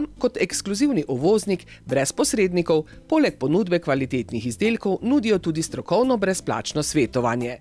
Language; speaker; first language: Slovenian; native; Slovenian